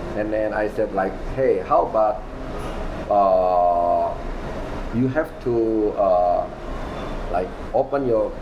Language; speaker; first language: English; non-native, learner; Indonesian